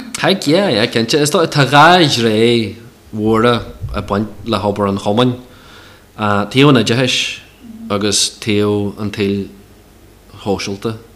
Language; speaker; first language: Irish; non-native, local second language; English